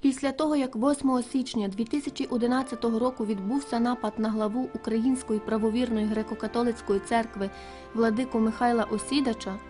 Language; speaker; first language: Ukrainian; native; Ukrainian